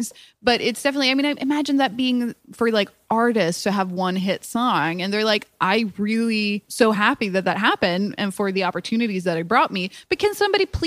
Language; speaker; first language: English; non-native, fluent; Swedish